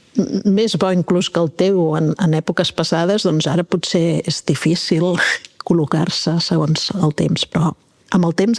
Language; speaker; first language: Catalan; native; Catalan